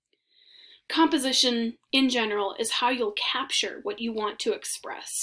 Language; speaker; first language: English; native; English